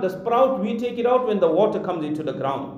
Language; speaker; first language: English; non-native, local second language; Urdu